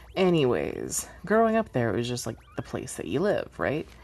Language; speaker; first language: English; native; English